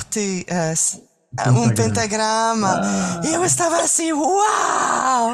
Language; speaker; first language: Portuguese; non-native, learner; French